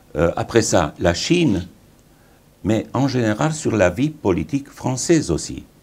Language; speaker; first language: French; non-native, fluent; Romanian